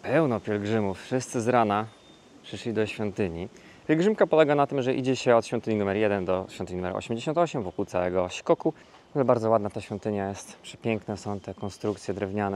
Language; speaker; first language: Polish; native; Polish